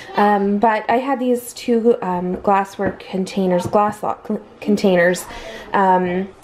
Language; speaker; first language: English; native; English